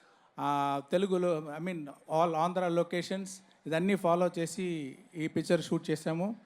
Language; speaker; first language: Telugu; non-native, learner; Tamil